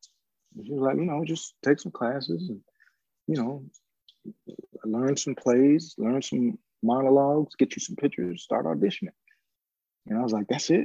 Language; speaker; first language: English; native; English